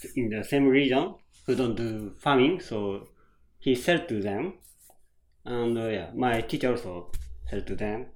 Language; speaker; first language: English; non-native, learner; Japanese